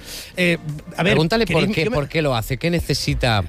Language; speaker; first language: Spanish; native; Spanish